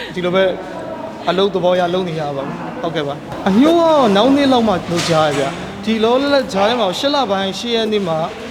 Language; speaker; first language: Burmese; native; Burmese